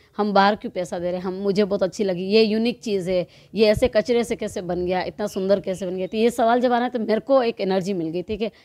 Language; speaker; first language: Hindi; native; Hindi